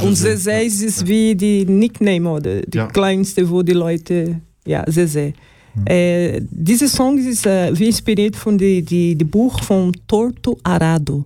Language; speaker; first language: German; non-native, learner; Portuguese